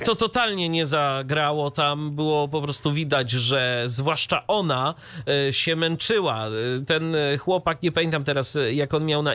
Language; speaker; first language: Polish; native; Polish